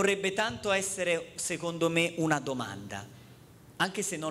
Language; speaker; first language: Italian; native; Italian